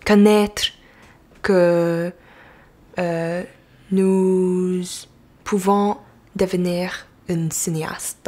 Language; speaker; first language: French; non-native, local second language; English